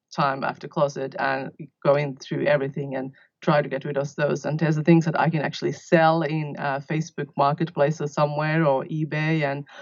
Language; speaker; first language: English; non-native, fluent; Finnish